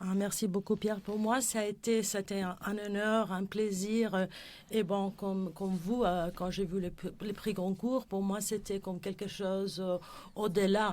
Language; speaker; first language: French; non-native, fluent; Spanish